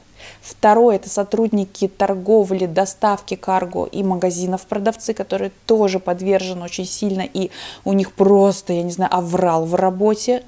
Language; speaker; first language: Russian; native; Russian